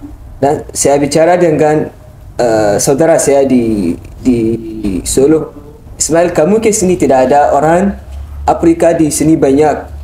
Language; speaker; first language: Indonesian; non-native, learner; Hausa